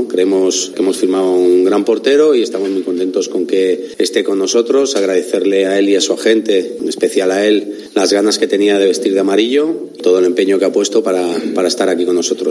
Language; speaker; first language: Spanish; native; Spanish